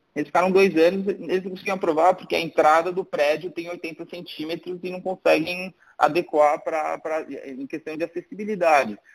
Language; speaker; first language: Portuguese; native; Portuguese